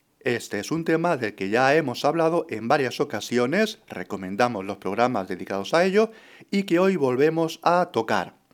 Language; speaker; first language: Spanish; native; Spanish